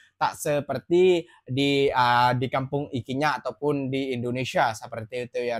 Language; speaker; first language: Indonesian; native; Indonesian